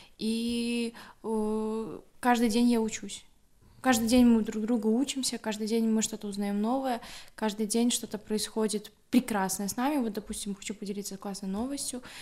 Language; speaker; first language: Russian; native; Russian